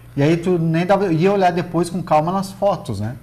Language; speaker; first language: Portuguese; native; Portuguese